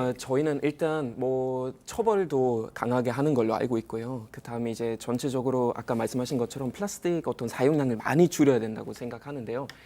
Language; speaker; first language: Korean; non-native, fluent; German